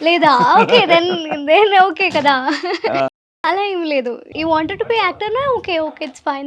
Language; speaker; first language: Telugu; non-native, learner; Malayalam